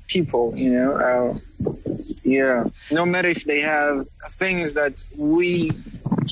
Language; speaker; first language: English; non-native, fluent; Kongo